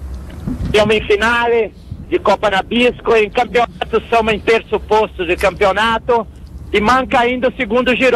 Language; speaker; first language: Italian; non-native, fluent; Portuguese